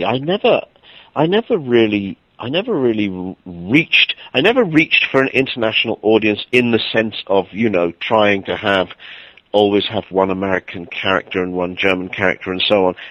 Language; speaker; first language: English; native; English